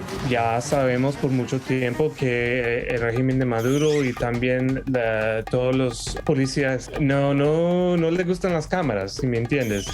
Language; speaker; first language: Spanish; non-native, fluent; English